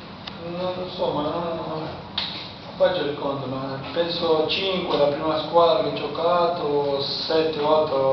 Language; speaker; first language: Italian; non-native, fluent; Spanish